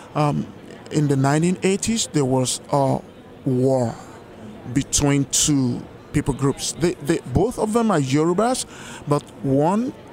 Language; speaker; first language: English; non-native, local second language; Yoruba